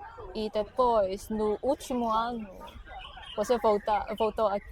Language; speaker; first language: Portuguese; non-native, fluent; Chinese